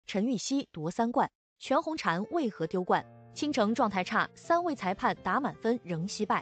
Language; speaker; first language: Chinese; native; Chinese